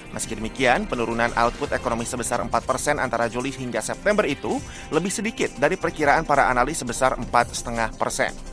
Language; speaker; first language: Indonesian; native; Indonesian